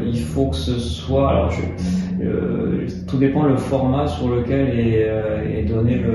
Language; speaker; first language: French; native; French